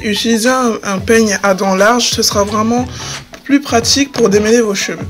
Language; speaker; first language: French; native; French